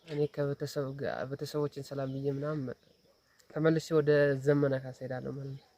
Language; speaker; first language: Amharic; non-native, local second language; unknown